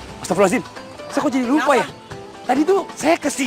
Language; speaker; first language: Indonesian; native; Indonesian